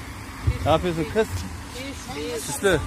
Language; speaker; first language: Turkish; native; Turkish